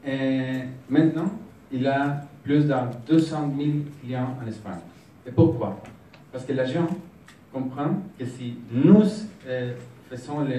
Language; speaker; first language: French; non-native, learner; Spanish